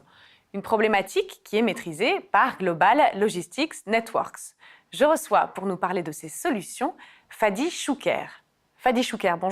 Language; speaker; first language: French; native; French